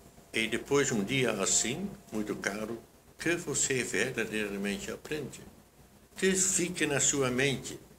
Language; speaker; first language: Portuguese; non-native, fluent; Dutch